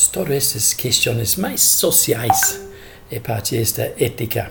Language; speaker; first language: Portuguese; non-native, fluent; English